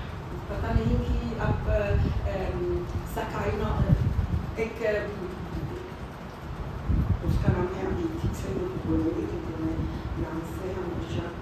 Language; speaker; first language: Hindi; non-native, fluent; Italian